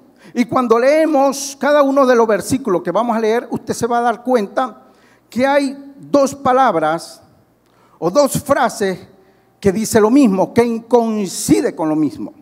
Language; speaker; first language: Spanish; native; Spanish